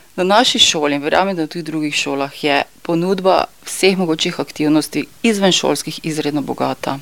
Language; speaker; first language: Slovenian; native; Slovenian